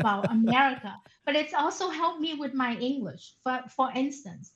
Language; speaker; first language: English; non-native, fluent; Thai